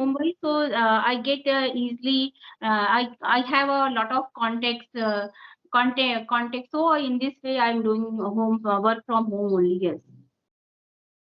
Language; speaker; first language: English; non-native, local second language; Hindi